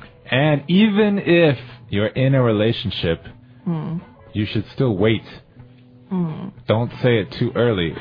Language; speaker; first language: English; native; English